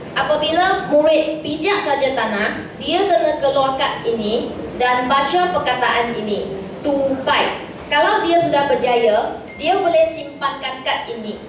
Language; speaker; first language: Malay; non-native, local second language; Chinese